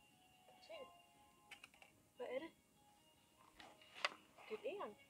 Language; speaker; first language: Danish; native; Danish